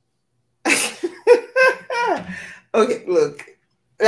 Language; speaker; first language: English; non-native, local second language; Yoruba